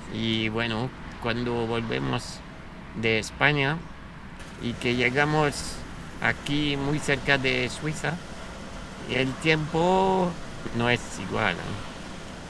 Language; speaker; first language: Spanish; non-native, fluent; French